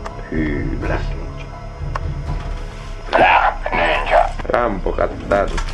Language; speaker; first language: Finnish; native; Finnish